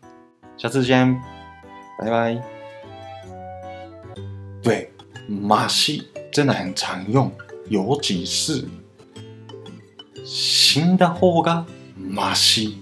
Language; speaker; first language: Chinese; non-native, fluent; Japanese